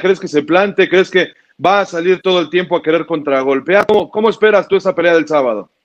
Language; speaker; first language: Spanish; native; Spanish